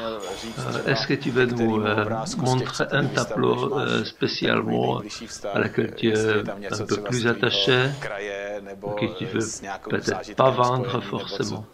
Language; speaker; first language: French; non-native, fluent; Czech